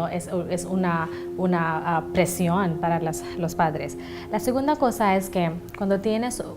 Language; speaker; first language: Spanish; non-native, fluent; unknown